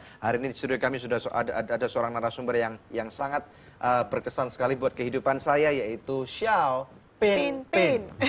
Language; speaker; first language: Indonesian; native; Indonesian